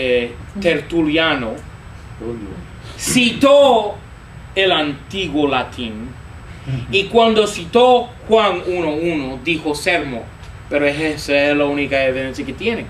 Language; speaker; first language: Spanish; non-native, fluent; English